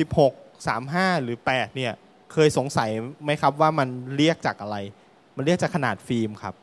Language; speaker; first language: Thai; native; Thai